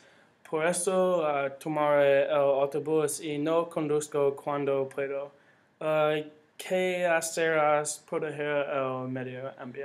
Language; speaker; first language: Spanish; non-native, learner; English